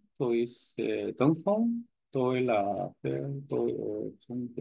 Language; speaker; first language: Vietnamese; non-native, learner; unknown